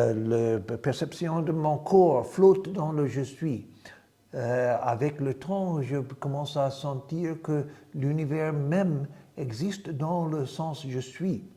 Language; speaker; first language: French; non-native, fluent; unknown